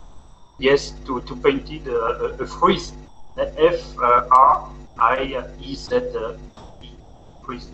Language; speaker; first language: English; non-native, learner; French